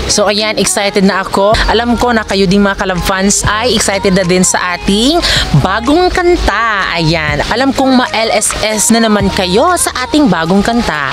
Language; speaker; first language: Filipino; non-native, local second language; Cebuano